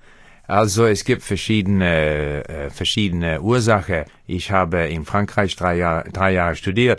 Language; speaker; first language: German; non-native, learner; English